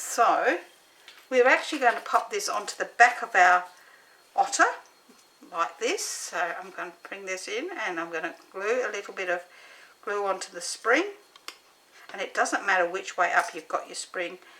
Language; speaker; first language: English; native; English